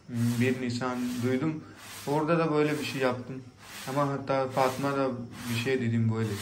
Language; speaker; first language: Turkish; non-native, learner; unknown